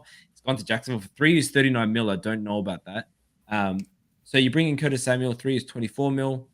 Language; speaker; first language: English; native; English